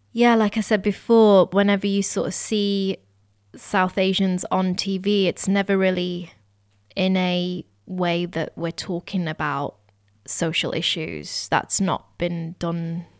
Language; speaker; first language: English; native; English